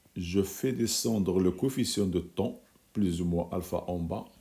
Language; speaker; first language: French; non-native, local second language; Arabic